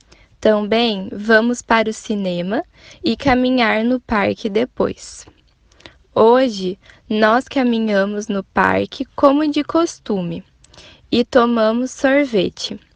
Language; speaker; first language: Portuguese; non-native, learner; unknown